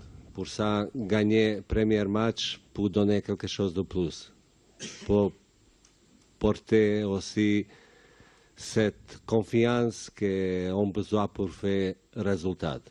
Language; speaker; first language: French; non-native, learner; Bosnian